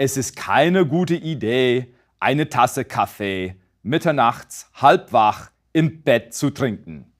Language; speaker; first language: German; non-native, fluent; English